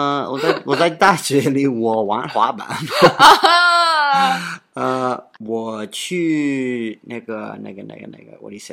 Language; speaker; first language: Chinese; non-native, learner; English